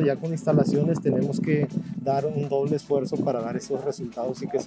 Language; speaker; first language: Spanish; native; Spanish